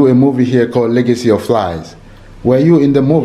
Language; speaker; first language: English; non-native, fluent; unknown